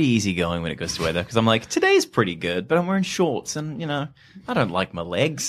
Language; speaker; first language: English; native; English